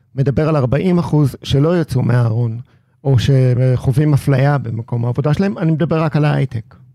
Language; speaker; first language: Hebrew; native; Hebrew